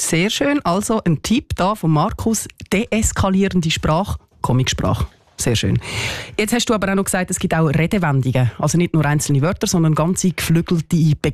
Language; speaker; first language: German; native; German